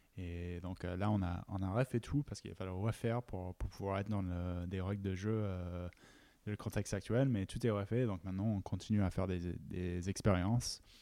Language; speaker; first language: French; non-native, fluent; English